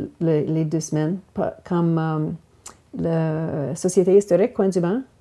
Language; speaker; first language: French; non-native, local second language; English